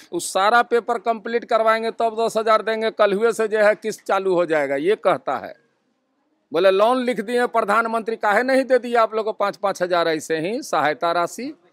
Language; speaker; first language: Hindi; native; Hindi